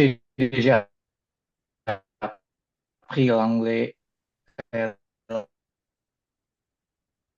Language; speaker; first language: French; non-native, learner; Indonesian